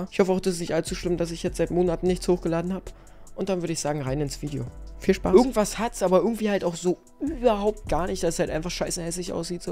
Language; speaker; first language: German; native; German